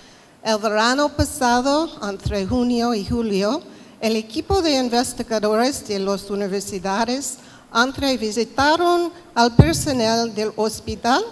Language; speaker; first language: Spanish; non-native, fluent; English